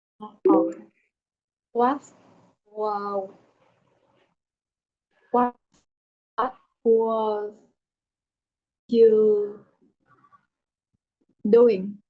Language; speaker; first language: English; non-native, learner; Vietnamese